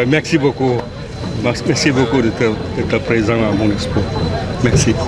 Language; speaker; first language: French; non-native, fluent; Lao